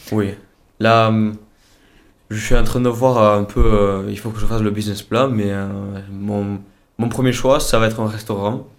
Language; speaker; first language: French; non-native, fluent; Spanish